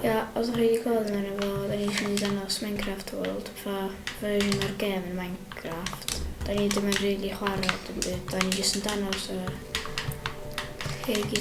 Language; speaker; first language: Welsh; native; Welsh